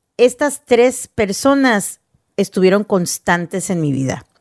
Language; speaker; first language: Spanish; early bilingual, heritage; Spanish